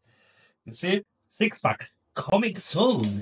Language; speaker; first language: English; non-native, learner; Polish